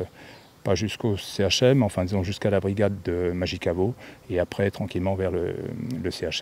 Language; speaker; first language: French; native; French